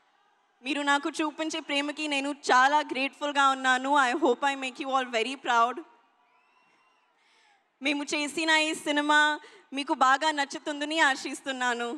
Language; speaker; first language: Telugu; non-native, learner; Hindi